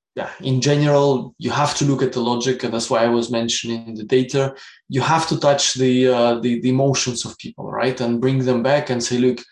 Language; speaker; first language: English; non-native, fluent; Russian